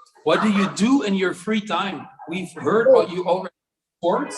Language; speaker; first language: English; non-native, fluent; Dutch